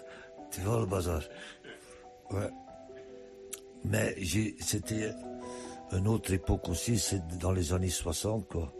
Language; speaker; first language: French; non-native, fluent; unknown